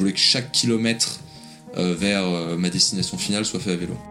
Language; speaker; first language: French; native; French